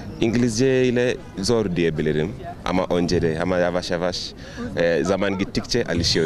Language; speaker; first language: Turkish; non-native, learner; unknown